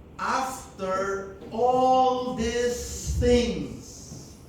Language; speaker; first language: English; non-native, local second language; Filipino